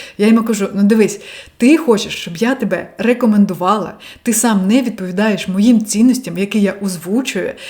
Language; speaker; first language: Ukrainian; non-native, local second language; Russian